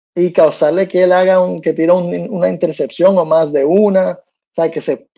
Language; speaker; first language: Spanish; early bilingual, heritage; Spanish